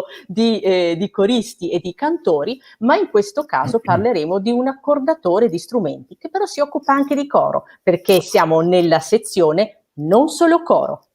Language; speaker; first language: Italian; native; Italian